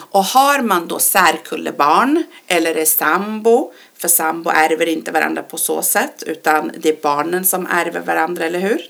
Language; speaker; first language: Swedish; early bilingual, other home language; Persian